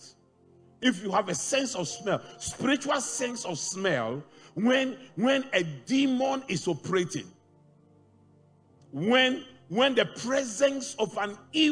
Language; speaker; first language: English; non-native, local second language; Akan